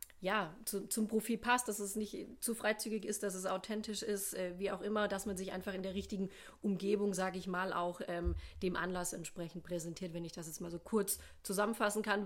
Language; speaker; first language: German; native; German